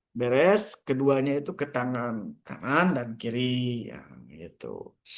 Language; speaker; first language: Indonesian; non-native, local second language; Sundanese